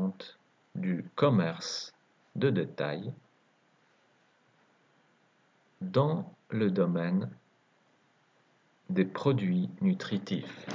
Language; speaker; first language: French; native; French